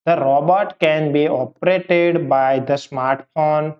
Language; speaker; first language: English; non-native, local second language; Gujarati